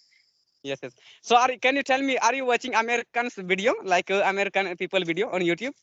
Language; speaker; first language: English; non-native, learner; Santali